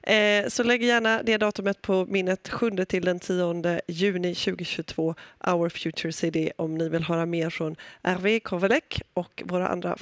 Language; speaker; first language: Swedish; native; Swedish